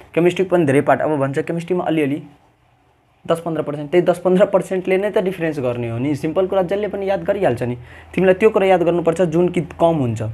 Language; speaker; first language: Nepali; non-native, local second language; Maithili